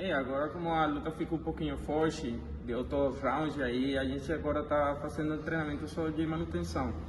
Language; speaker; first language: Portuguese; non-native, fluent; Spanish